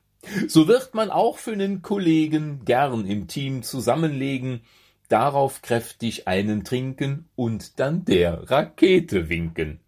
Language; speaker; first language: German; native; German